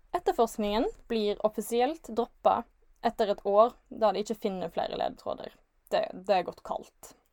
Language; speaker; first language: Norwegian; native; Norwegian